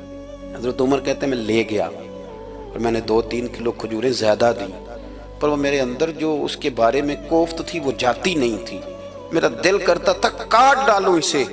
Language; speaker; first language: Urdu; non-native, local second language; Punjabi